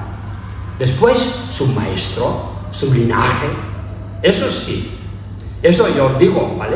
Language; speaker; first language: Spanish; non-native, learner; Tibetan